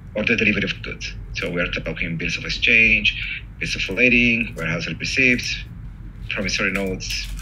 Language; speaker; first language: English; non-native, fluent; Italian